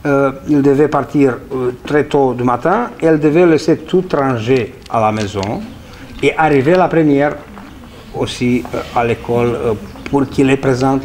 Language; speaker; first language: French; non-native, fluent; Romanian